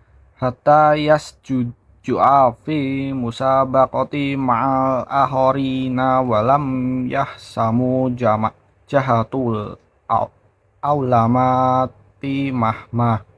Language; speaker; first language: Arabic; non-native, learner; Indonesian